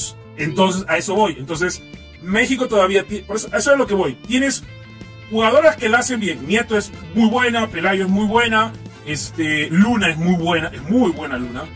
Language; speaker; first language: Spanish; native; Spanish